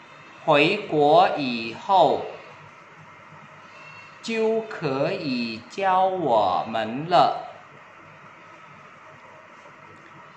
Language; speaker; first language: Chinese; non-native, fluent; Vietnamese